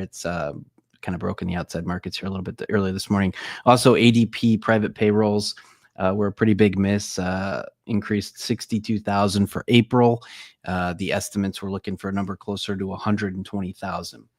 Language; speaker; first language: English; native; English